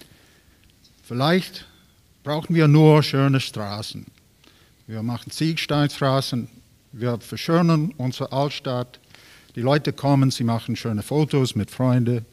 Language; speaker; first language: German; non-native, learner; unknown